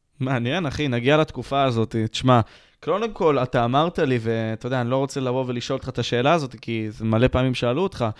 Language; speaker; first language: Hebrew; native; Hebrew